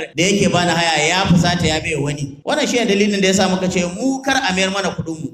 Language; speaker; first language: Hausa; native; Hausa